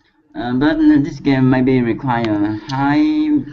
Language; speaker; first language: English; non-native, learner; Vietnamese